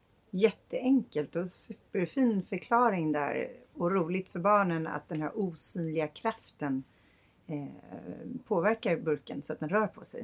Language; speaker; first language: Swedish; native; Swedish